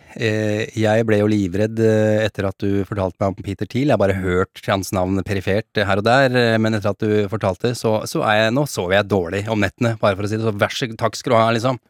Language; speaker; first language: Norwegian; native; Norwegian